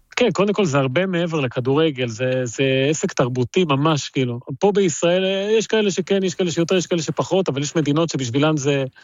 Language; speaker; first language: Hebrew; early bilingual, other home language; Spanish